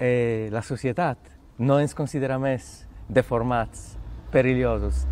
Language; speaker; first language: Catalan; non-native, fluent; Polish